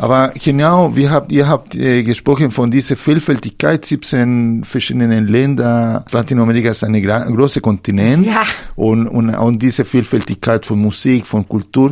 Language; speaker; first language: German; non-native, fluent; Spanish